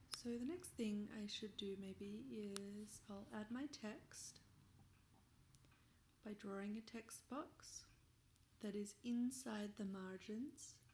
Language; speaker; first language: English; native; English